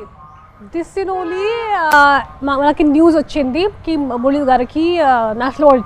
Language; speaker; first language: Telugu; non-native, learner; Hindi